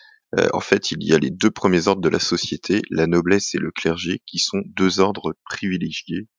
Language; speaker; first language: French; native; French